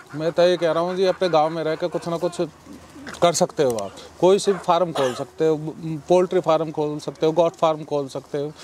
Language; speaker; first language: Hindi; native; Hindi